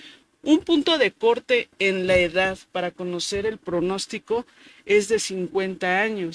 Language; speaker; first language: Spanish; native; Spanish